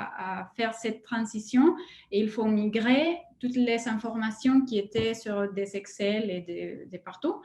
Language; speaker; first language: French; non-native, fluent; Spanish